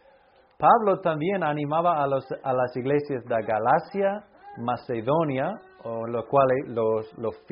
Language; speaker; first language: Spanish; non-native, fluent; English